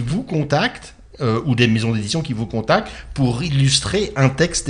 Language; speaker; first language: French; native; French